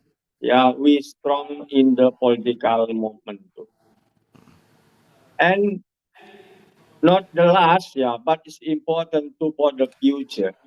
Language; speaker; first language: English; non-native, learner; Indonesian